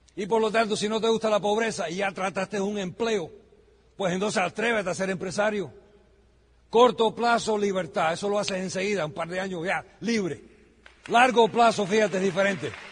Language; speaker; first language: Spanish; early bilingual, heritage; Spanish